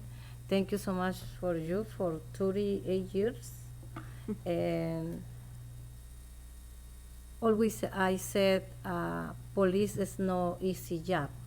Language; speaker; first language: English; non-native, local second language; Spanish